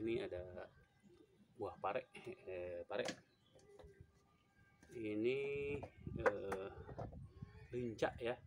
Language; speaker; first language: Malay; non-native, local second language; Sundanese